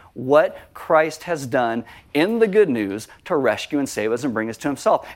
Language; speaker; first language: English; native; English